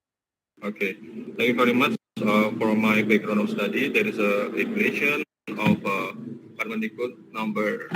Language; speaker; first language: English; non-native, learner; Indonesian